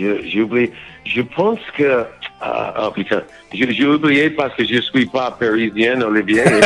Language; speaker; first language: French; non-native, learner; English